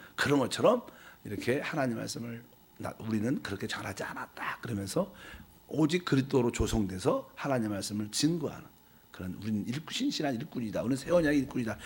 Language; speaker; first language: Korean; native; Korean